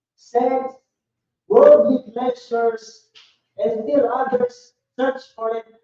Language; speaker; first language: English; non-native, local second language; Filipino